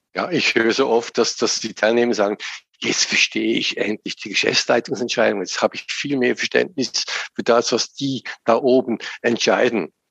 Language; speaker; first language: German; native; German